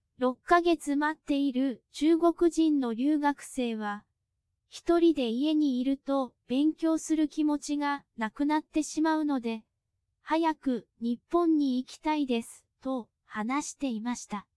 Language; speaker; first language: Japanese; non-native, fluent; Cantonese